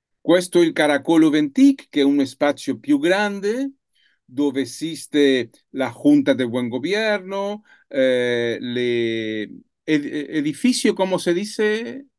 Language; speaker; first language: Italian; non-native, learner; Spanish